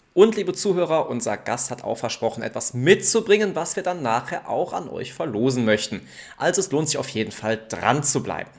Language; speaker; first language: German; native; German